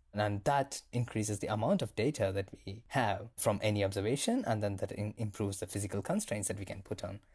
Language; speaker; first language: English; non-native, local second language; Tamil